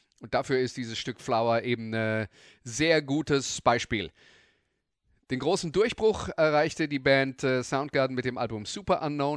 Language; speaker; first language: German; native; German